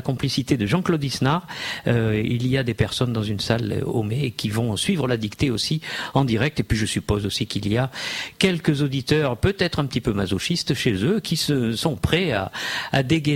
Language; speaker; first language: French; native; French